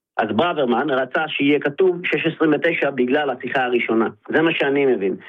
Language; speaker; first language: Hebrew; native; Hebrew